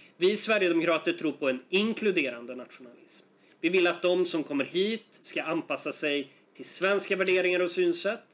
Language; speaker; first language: Swedish; native; Swedish